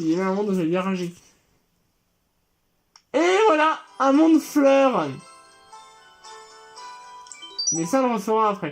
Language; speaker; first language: French; native; French